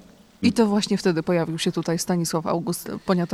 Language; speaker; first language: Polish; native; Polish